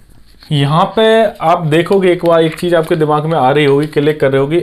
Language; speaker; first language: Hindi; native; Hindi